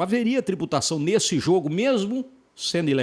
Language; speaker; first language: Portuguese; native; Portuguese